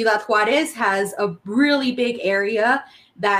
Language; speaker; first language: English; early bilingual, other home language; Spanish